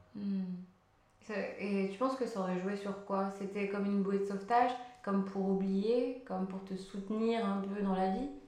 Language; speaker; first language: French; early bilingual, other home language; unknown